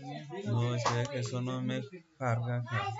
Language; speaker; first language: Spanish; native; Spanish